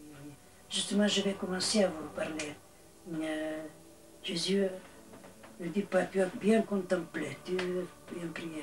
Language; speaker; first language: French; non-native, fluent; Bulgarian